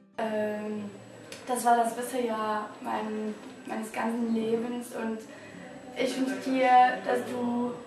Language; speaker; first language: German; non-native, fluent; French